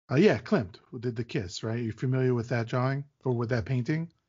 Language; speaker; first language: English; native; English